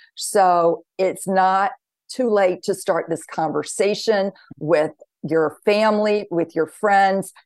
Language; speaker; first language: English; native; English